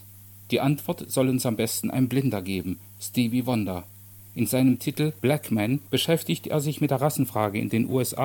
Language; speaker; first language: German; native; German